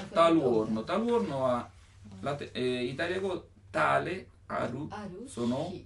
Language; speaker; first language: Japanese; non-native, learner; Italian